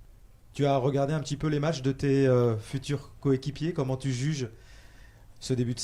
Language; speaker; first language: French; native; French